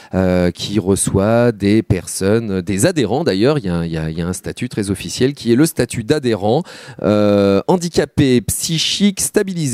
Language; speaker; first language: French; native; French